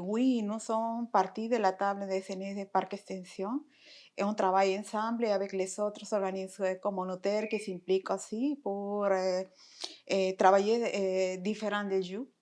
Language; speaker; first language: French; non-native, fluent; Spanish